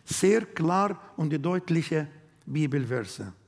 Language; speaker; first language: German; non-native, learner; Arabic